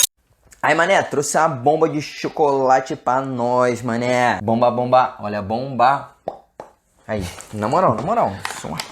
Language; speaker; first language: Portuguese; native; Portuguese